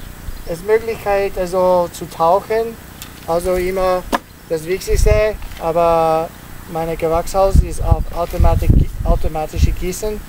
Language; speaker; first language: German; non-native, learner; Italian